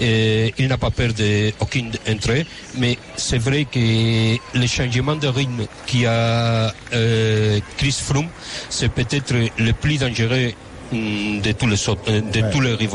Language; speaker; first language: French; non-native, fluent; Spanish